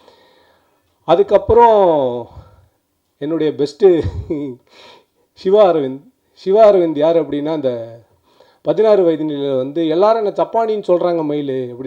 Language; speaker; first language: Tamil; native; Tamil